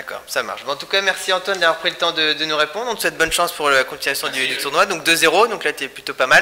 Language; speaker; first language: French; native; French